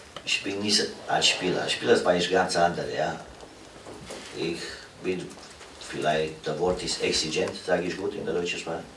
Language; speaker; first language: German; non-native, fluent; Romanian